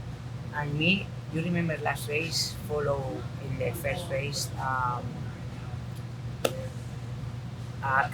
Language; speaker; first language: English; non-native, learner; Spanish